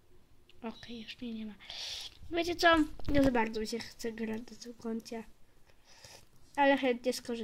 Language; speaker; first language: Polish; native; Polish